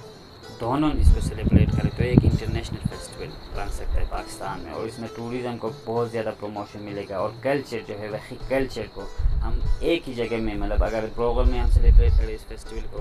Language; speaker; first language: Hindi; non-native, local second language; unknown